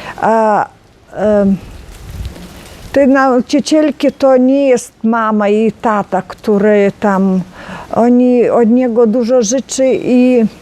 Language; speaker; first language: Polish; non-native, learner; Ukrainian